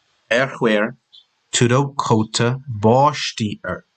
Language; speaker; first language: Irish; non-native, local second language; English